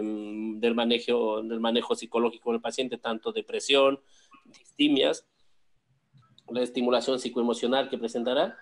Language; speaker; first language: Spanish; native; Spanish